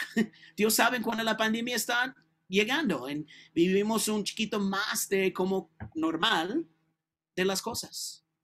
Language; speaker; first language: Spanish; non-native, learner; English